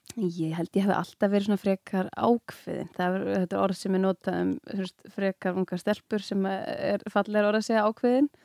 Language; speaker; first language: Icelandic; native; Icelandic